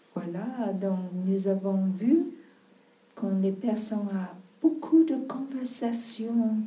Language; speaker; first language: French; non-native, fluent; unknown